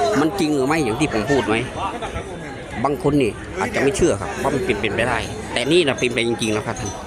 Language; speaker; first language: Thai; native; Thai